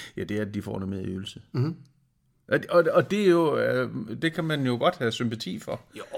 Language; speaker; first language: Danish; native; Danish